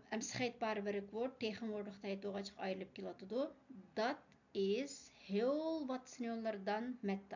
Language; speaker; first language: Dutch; non-native, fluent; Uyghur